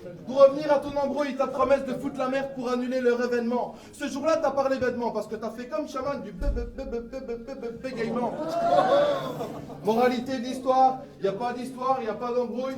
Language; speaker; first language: French; native; French